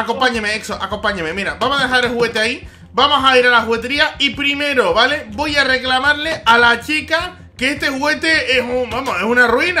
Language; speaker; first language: Spanish; native; Spanish